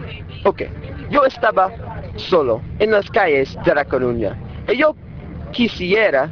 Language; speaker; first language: Spanish; non-native, learner; English